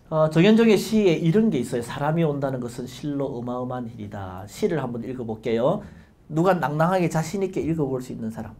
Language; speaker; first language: Korean; native; Korean